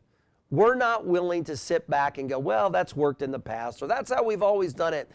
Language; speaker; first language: English; native; English